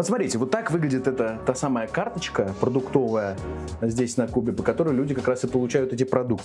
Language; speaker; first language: Russian; native; Russian